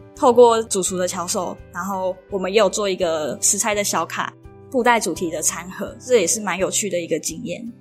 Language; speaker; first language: Chinese; native; Chinese